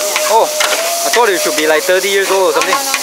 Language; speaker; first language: English; non-native, local second language; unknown